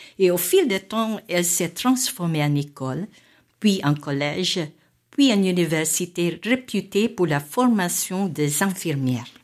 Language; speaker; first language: French; non-native, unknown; Filipino